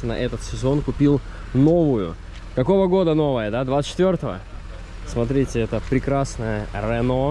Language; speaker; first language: Russian; native; Russian